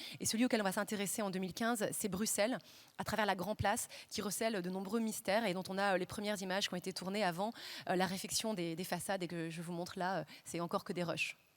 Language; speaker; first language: French; native; French